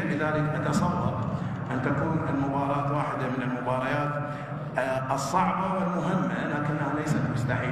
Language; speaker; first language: Arabic; native; Arabic